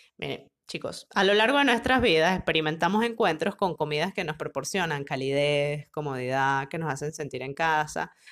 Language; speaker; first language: Spanish; native; Spanish